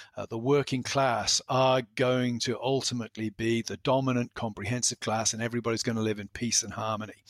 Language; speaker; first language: English; native; English